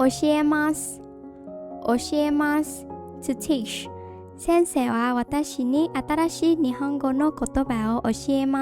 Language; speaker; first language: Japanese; non-native, fluent; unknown